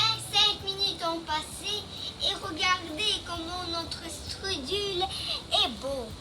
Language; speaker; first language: French; early bilingual, heritage; French